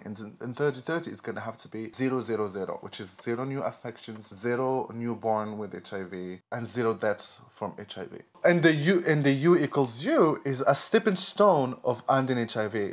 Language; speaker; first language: English; non-native, fluent; Arabic